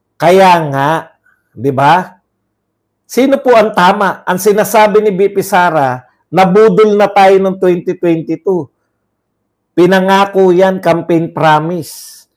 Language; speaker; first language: Filipino; non-native, local second language; Iloko